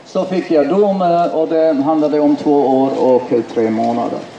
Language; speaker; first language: Swedish; non-native, fluent; Finnish